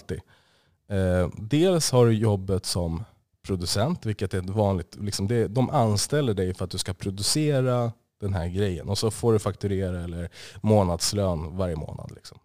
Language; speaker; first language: Swedish; native; Swedish